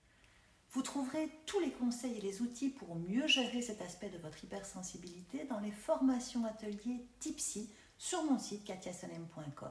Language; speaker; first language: French; native; French